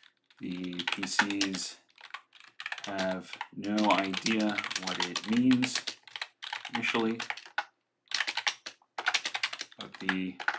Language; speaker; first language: English; native; English